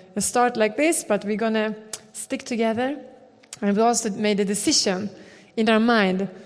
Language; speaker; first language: English; non-native, fluent; Swedish